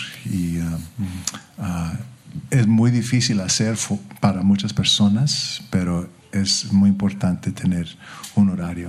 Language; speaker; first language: Spanish; early bilingual, heritage; English